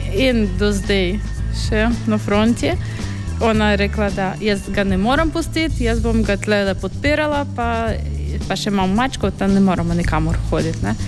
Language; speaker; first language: Slovenian; non-native, fluent; Ukrainian